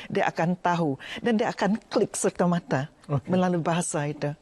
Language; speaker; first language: Malay; non-native, local second language; Central Dusun